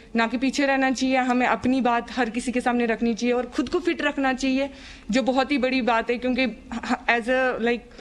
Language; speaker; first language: Hindi; native; Hindi